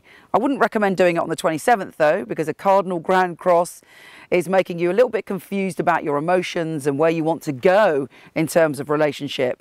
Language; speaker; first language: English; native; English